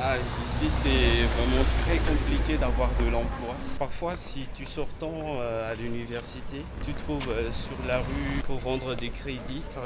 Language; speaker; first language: French; non-native, local second language; Malagasy